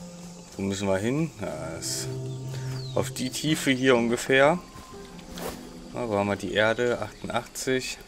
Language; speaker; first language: German; native; German